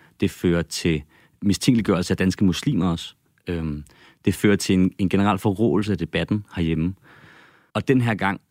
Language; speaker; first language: Danish; native; Danish